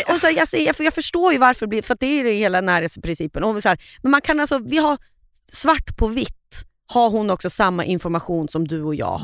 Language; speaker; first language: Swedish; native; Swedish